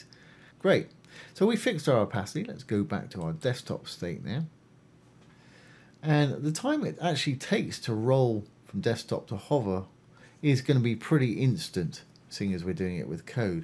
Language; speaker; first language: English; native; English